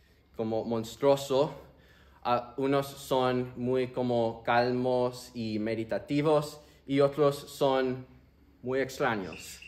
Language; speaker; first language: Spanish; early bilingual, heritage; Spanish